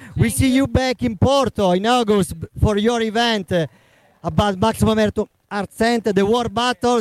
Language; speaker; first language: English; non-native, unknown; Italian